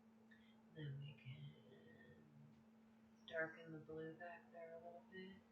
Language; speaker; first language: English; native; English